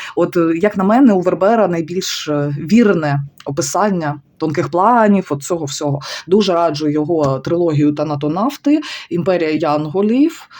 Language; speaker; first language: Ukrainian; non-native, local second language; Russian